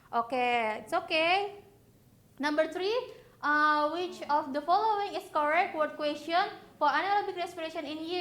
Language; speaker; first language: English; non-native, learner; Indonesian